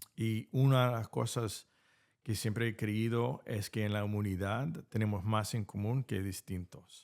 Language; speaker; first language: Spanish; non-native, fluent; English